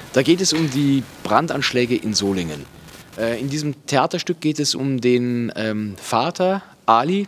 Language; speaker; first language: German; native; German